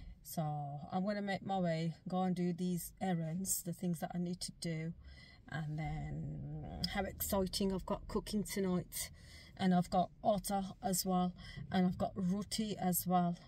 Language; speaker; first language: English; early bilingual, other home language; Punjabi